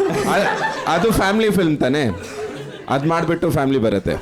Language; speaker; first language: Kannada; non-native, local second language; Punjabi